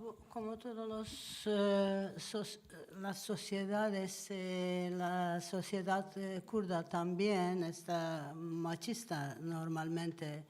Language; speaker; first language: Spanish; non-native, learner; Turkish